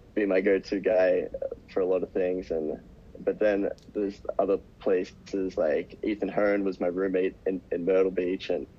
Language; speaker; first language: English; native; English